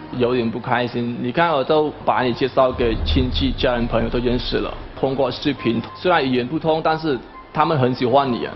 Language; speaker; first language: Chinese; non-native, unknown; Khmer